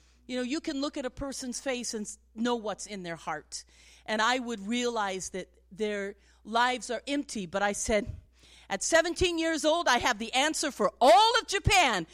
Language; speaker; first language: English; native; English